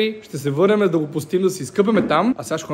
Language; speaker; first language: Bulgarian; native; Bulgarian